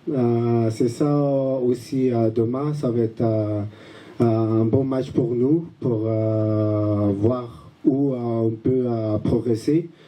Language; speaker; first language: French; non-native, learner; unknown